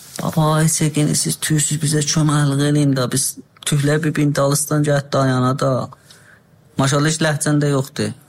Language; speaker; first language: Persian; non-native, local second language; Azerbaijani